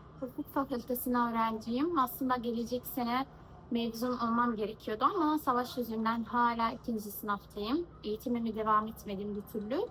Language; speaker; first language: Turkish; non-native, fluent; Arabic